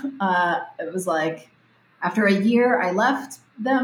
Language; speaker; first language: English; early bilingual, other home language; Spanish